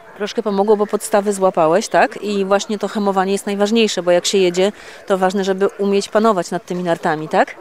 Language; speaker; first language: Polish; native; Polish